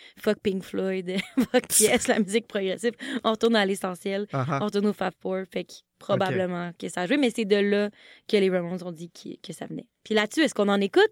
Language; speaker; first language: French; native; French